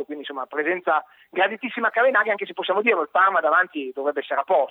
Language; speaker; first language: Italian; native; Italian